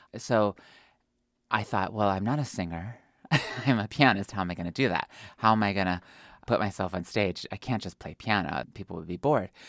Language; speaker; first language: English; native; English